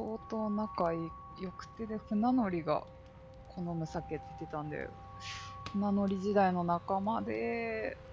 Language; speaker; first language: Japanese; native; Japanese